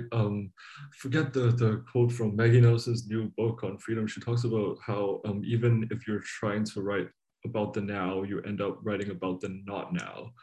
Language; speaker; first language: English; non-native, local second language; Cantonese